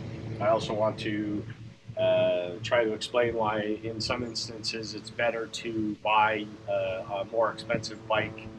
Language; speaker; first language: English; native; English